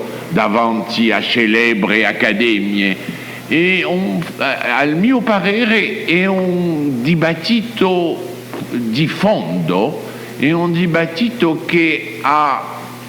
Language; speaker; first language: Italian; non-native, fluent; French